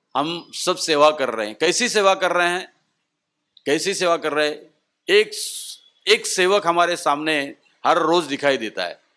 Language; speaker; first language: Hindi; non-native, local second language; Marathi